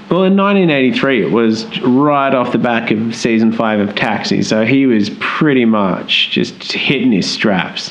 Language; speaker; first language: English; native; English